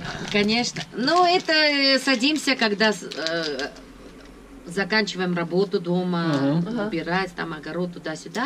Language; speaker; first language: Russian; non-native, local second language; Greek